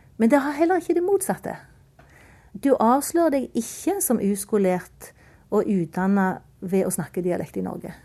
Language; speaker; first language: Norwegian; native; Norwegian